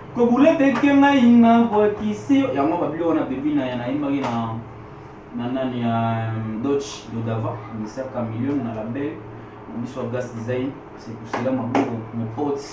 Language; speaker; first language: Lingala; native; Lingala